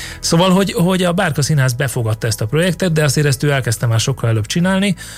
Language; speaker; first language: Hungarian; native; Hungarian